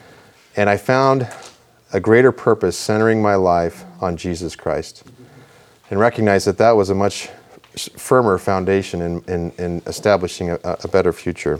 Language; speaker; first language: English; native; English